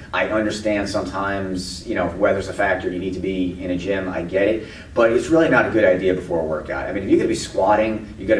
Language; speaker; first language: English; native; English